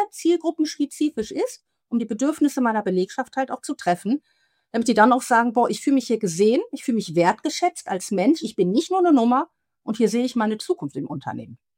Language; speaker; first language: German; native; German